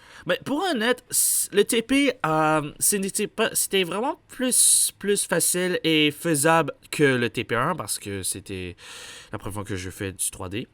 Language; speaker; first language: French; native; French